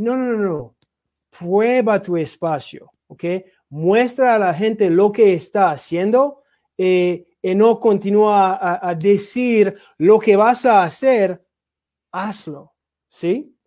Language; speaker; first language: Spanish; non-native, learner; English